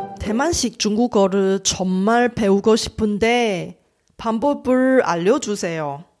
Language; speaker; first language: Korean; non-native, fluent; Chinese